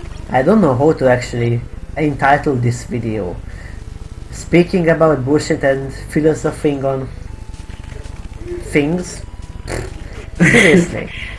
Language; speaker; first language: English; non-native, fluent; Hungarian